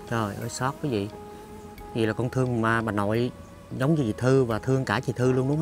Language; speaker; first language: Vietnamese; native; Vietnamese